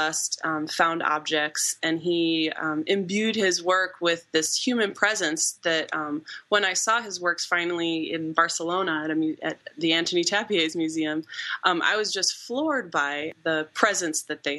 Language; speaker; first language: English; native; English